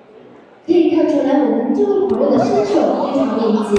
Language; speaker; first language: Chinese; native; Chinese